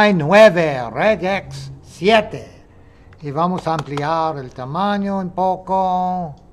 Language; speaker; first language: Spanish; non-native, fluent; English